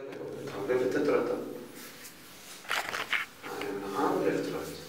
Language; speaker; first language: Swedish; early bilingual, other home language; Arabic